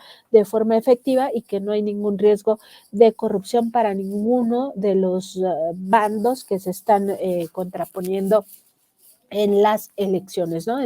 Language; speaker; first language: Spanish; native; Spanish